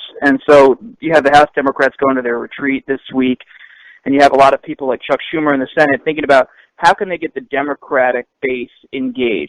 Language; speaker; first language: English; native; English